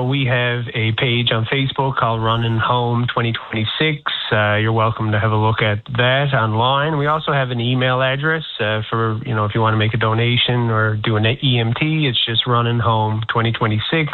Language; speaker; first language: English; native; English